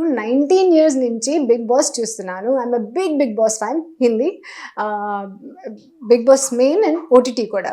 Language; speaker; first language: Telugu; non-native, local second language; Hindi